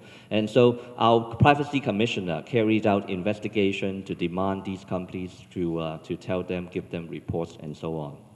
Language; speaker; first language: English; non-native, local second language; Cantonese